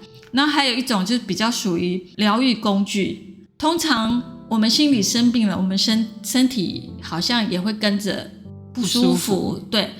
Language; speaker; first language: Chinese; native; Chinese